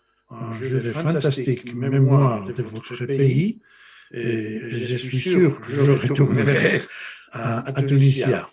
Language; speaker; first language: French; non-native, learner; Spanish